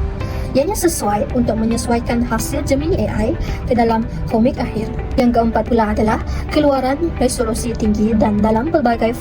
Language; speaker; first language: Malay; native; Malay